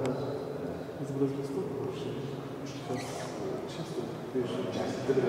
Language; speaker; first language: Russian; non-native, fluent; Korean